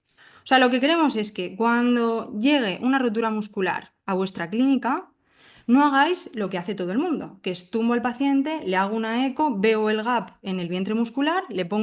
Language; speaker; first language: Spanish; native; Spanish